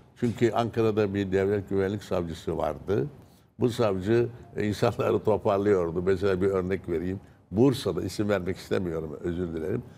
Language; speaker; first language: Turkish; native; Turkish